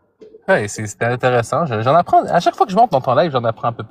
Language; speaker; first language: French; native; French